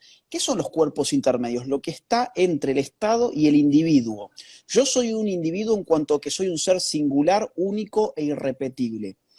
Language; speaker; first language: Spanish; native; Spanish